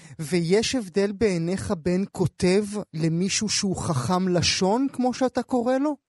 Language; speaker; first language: Hebrew; native; Hebrew